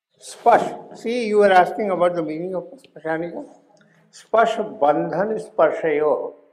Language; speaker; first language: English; non-native, local second language; Hindi